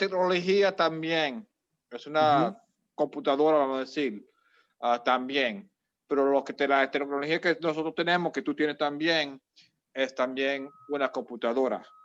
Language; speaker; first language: Spanish; early bilingual, heritage; Spanish